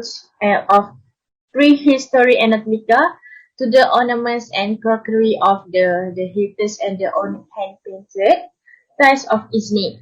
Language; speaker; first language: English; non-native, learner; Malay